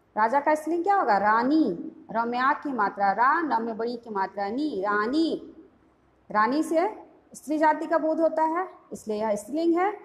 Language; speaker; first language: Hindi; native; Hindi